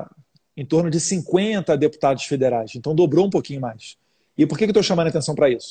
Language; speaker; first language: Portuguese; native; Portuguese